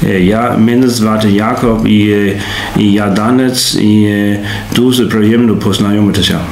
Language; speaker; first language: Ukrainian; non-native, learner; Danish